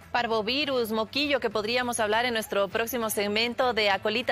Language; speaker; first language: Spanish; native; Spanish